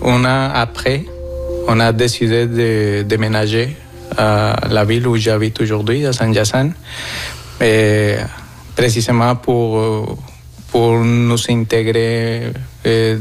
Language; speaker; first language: French; non-native, fluent; Spanish